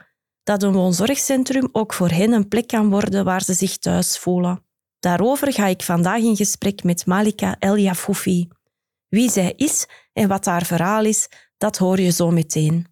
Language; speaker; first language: Dutch; native; Dutch